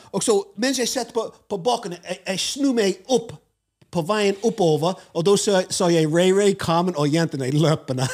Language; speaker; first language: Norwegian; non-native, fluent; English